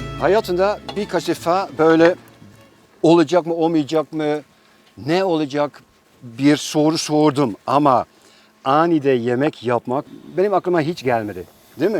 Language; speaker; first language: Turkish; non-native, fluent; Dutch